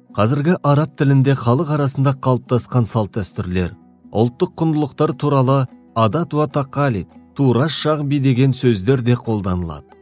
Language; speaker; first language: Kazakh; native; Kazakh